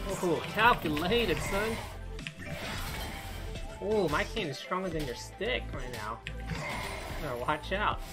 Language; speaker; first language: English; native; English